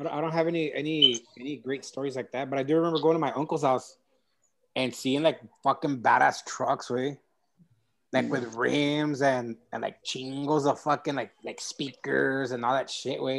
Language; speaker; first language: English; early bilingual, other home language; Spanish